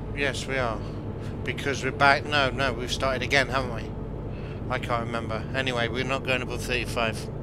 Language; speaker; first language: English; native; English